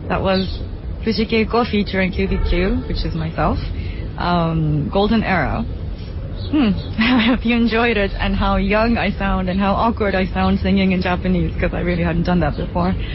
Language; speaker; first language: English; early bilingual, other home language; Japanese